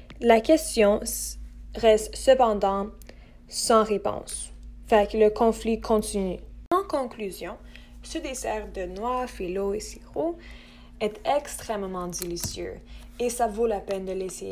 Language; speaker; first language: French; non-native, local second language; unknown